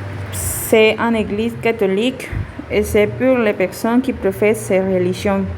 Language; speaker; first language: French; non-native, learner; Spanish